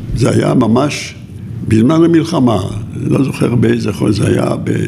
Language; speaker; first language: Hebrew; native; Hebrew